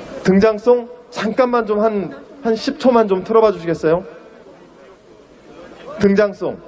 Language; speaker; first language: Korean; native; Korean